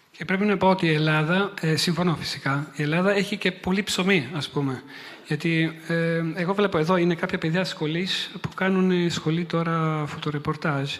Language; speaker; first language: Greek; non-native, fluent; Italian